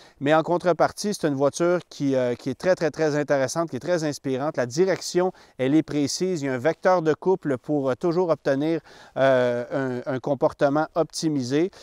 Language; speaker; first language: French; native; French